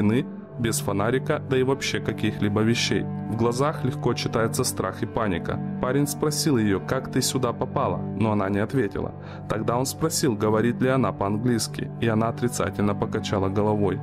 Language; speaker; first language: Russian; native; Russian